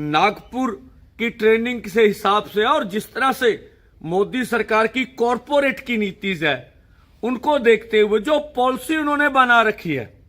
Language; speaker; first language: Hindi; non-native, local second language; Punjabi